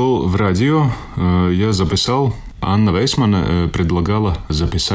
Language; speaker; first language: Russian; non-native, local second language; Latvian